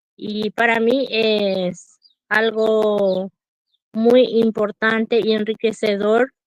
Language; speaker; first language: Spanish; non-native, local second language; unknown